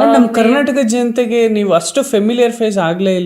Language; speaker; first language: Kannada; native; Kannada